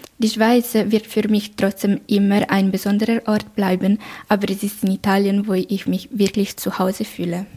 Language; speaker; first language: German; non-native, fluent; Italian